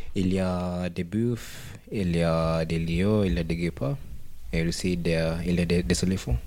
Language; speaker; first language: French; non-native, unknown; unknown